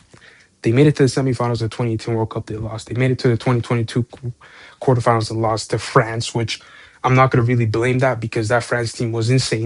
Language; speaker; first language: English; native; English